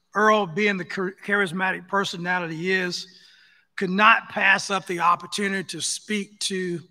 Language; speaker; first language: English; native; English